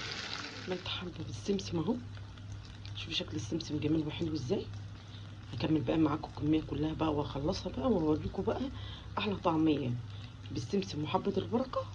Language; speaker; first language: Arabic; native; Arabic